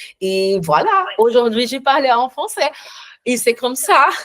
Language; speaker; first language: French; non-native, learner; Portuguese